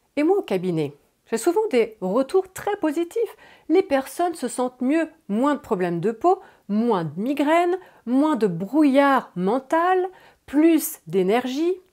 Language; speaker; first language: French; native; French